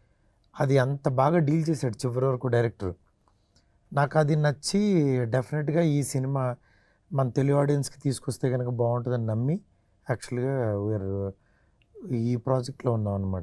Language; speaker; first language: Telugu; native; Telugu